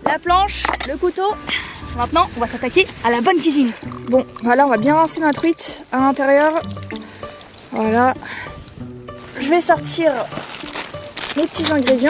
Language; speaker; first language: French; native; French